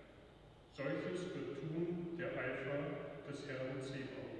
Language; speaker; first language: German; native; German